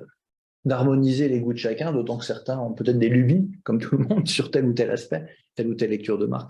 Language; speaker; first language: French; native; French